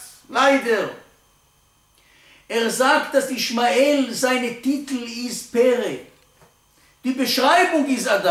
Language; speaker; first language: German; non-native, learner; Hebrew